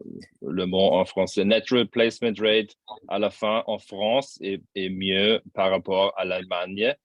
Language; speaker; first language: French; non-native, fluent; German